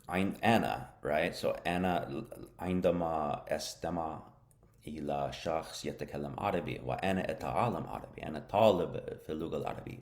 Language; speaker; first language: Arabic; non-native, learner; English